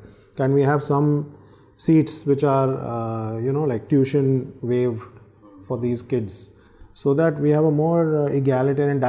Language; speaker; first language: English; non-native, local second language; Hindi